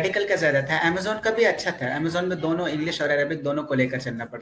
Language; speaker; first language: Hindi; native; Hindi